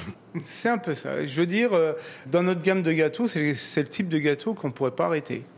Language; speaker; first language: French; native; French